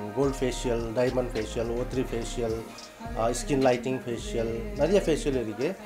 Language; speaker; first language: Tamil; non-native, learner; Nepali